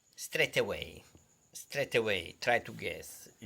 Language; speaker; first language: English; non-native, fluent; Italian